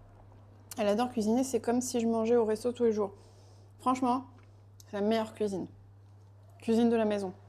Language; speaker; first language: French; early bilingual, other home language; Portuguese